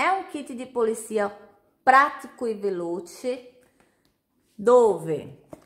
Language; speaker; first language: Italian; non-native, fluent; Portuguese